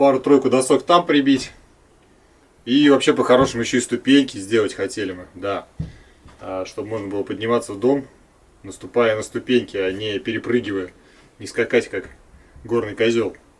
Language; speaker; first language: Russian; native; Russian